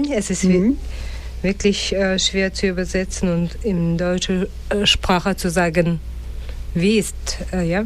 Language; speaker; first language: German; non-native, fluent; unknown